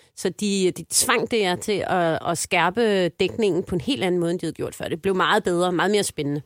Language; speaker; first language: Danish; native; Danish